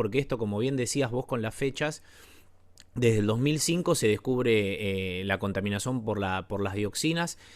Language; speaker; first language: Spanish; native; Spanish